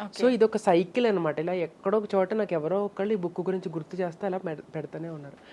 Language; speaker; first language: Telugu; native; Telugu